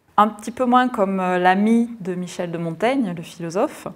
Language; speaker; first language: French; native; French